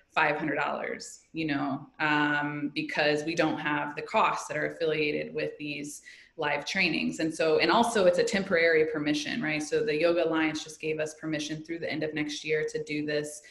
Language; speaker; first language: English; native; English